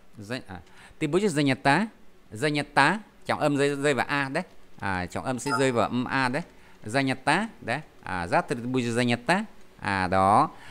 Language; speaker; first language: Vietnamese; native; Vietnamese